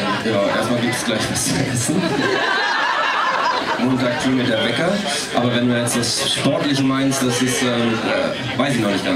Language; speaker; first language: German; native; German